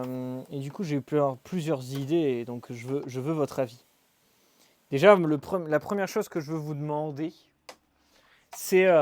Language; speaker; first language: French; native; French